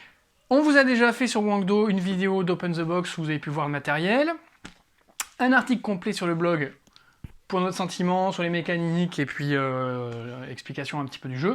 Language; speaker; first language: French; native; French